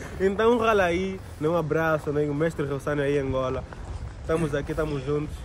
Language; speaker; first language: Portuguese; native; Portuguese